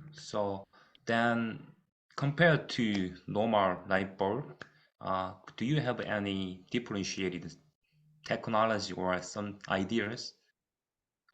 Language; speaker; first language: English; non-native, fluent; Korean